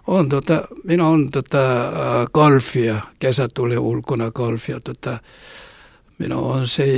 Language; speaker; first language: Finnish; non-native, learner; Korean